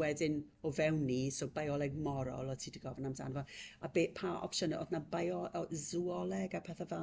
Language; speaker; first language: Welsh; native; Welsh